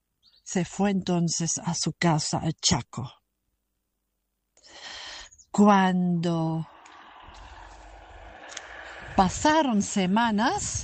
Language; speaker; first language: Spanish; non-native, fluent; German